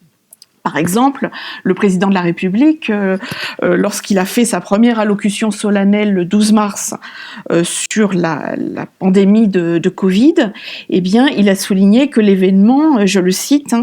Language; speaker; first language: French; native; French